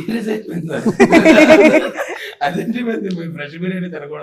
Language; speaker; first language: Telugu; native; Telugu